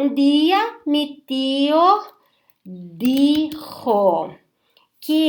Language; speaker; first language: Spanish; non-native, fluent; Portuguese